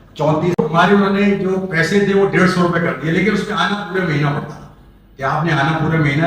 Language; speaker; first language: Urdu; native; Urdu